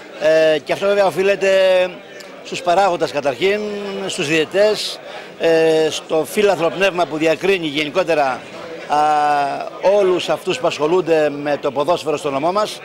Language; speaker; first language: Greek; native; Greek